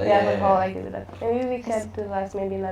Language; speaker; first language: English; non-native, learner; Indonesian